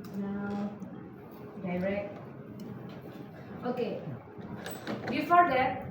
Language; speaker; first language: English; non-native, learner; Indonesian